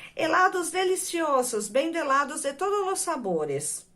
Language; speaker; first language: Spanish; non-native, fluent; Portuguese